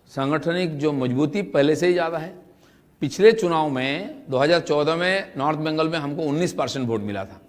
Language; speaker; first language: Hindi; non-native, local second language; Bangla